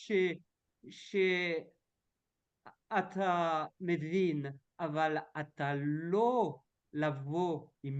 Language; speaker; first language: Hebrew; non-native, learner; French